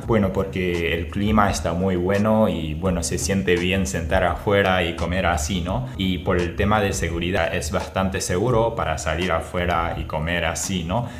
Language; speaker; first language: Spanish; non-native, fluent; Japanese